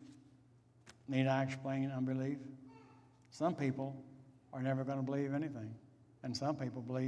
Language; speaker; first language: English; native; English